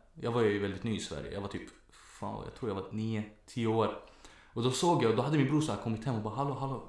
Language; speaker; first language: Swedish; early bilingual, other home language; Arabic